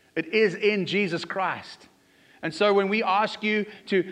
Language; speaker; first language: English; native; English